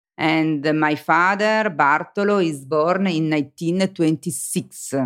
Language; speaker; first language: English; non-native, learner; Italian